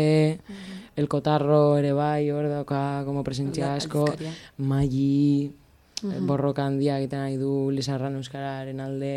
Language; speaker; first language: Basque; non-native, local second language; Spanish